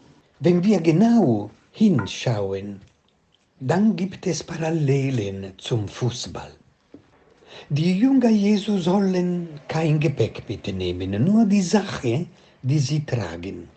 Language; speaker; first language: German; non-native, fluent; Italian